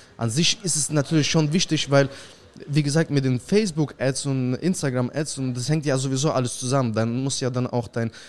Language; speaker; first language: German; early bilingual, other home language; Russian